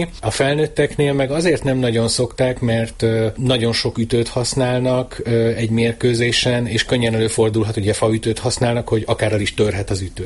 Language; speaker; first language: Hungarian; native; Hungarian